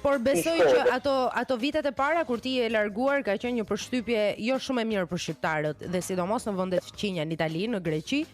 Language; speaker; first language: Albanian; native; Albanian